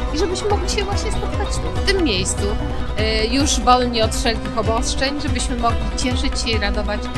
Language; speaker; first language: Polish; native; Polish